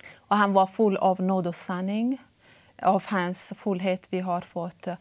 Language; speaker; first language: Swedish; non-native, fluent; Persian